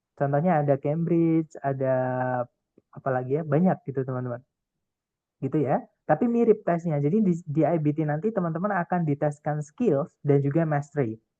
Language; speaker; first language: Indonesian; non-native, local second language; Javanese